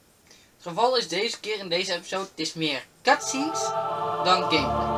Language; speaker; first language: Dutch; native; Dutch